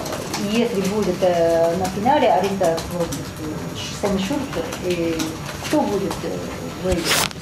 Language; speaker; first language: Russian; non-native, fluent; Japanese